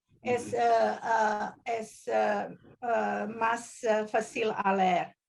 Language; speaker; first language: Spanish; non-native, learner; Croatian